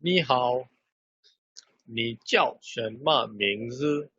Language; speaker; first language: Chinese; non-native, learner; Urdu